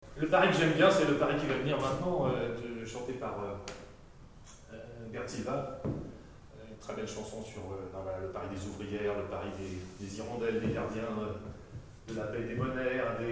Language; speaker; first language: French; native; French